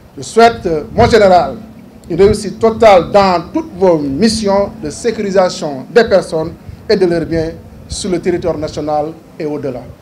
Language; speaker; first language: French; non-native, local second language; Wolof